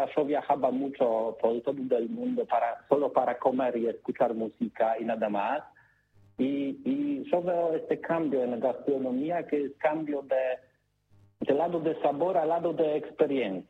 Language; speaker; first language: Spanish; non-native, learner; Polish